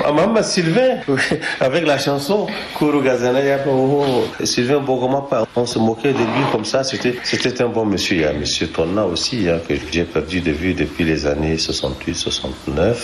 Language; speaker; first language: French; non-native, local second language; Arabic